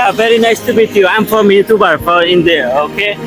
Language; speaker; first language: English; non-native, learner; Bangla